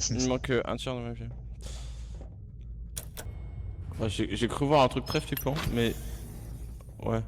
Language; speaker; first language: French; native; French